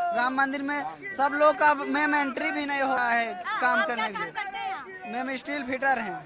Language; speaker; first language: Hindi; native; Hindi